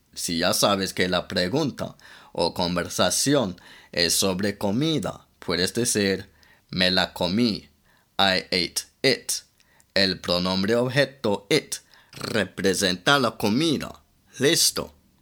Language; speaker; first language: Spanish; native; Spanish